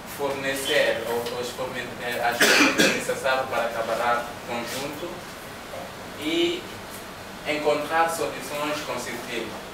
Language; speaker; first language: Portuguese; non-native, learner; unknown